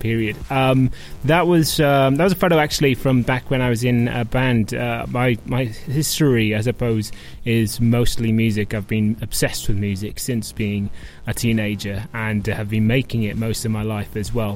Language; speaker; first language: English; native; English